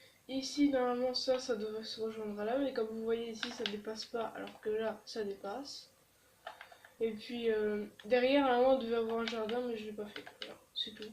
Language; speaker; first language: French; native; French